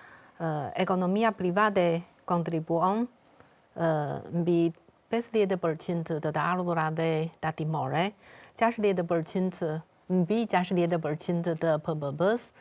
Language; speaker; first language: Albanian; non-native, fluent; Chinese